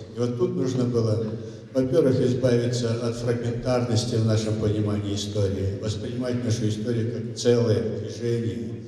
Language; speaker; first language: Russian; non-native, local second language; Kazakh